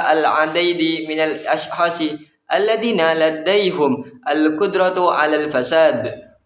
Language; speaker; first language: Arabic; non-native, learner; Indonesian